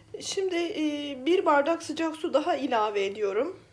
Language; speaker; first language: Turkish; native; Turkish